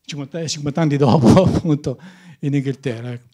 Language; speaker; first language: Italian; native; Italian